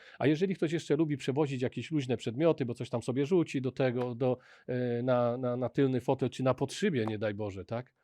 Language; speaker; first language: Polish; native; Polish